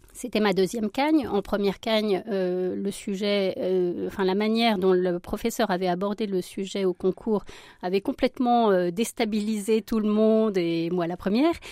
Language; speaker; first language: French; early bilingual, other home language; Spanish